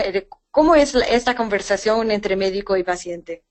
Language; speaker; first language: Spanish; non-native, fluent; English